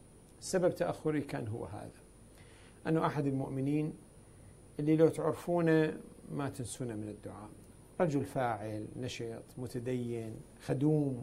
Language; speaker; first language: Arabic; native; Arabic